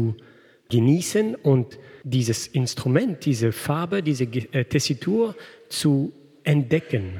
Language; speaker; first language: German; non-native, fluent; French